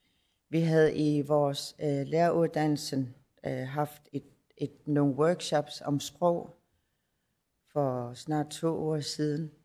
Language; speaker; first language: Danish; non-native, local second language; Kalaallisut